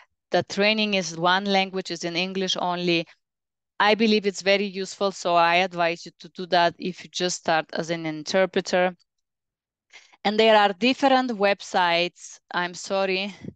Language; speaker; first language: English; non-native, fluent; Bulgarian